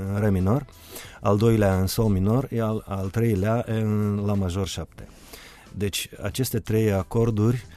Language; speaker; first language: Romanian; early bilingual, heritage; Bulgarian